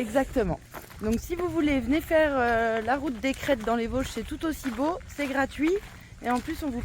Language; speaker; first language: French; native; French